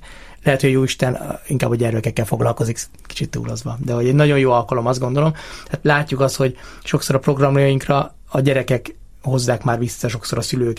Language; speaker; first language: Hungarian; native; Hungarian